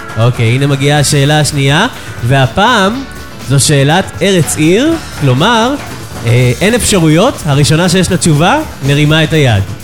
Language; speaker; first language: Hebrew; native; Hebrew